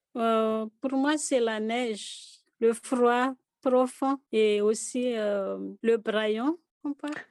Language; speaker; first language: French; non-native, local second language; Malagasy